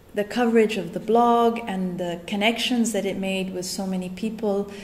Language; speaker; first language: English; non-native, local second language; Arabic